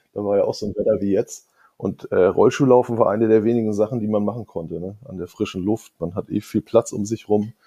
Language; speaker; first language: German; native; German